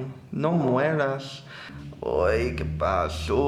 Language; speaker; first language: Spanish; non-native, fluent; English